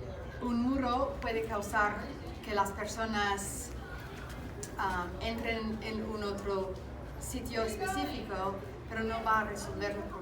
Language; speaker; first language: Spanish; non-native, fluent; English